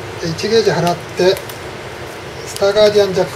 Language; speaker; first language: Japanese; native; Japanese